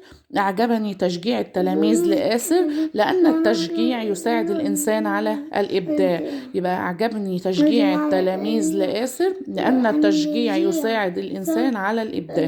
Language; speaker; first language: Arabic; native; Arabic